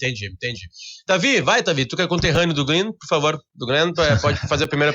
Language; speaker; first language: Portuguese; native; Portuguese